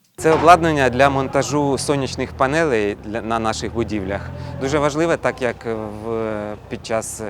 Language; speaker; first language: Ukrainian; native; Ukrainian